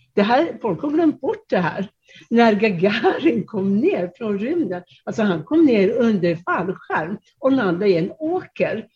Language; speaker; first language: Swedish; non-native, fluent; Czech